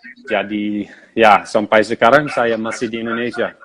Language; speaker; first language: Indonesian; non-native, fluent; Dutch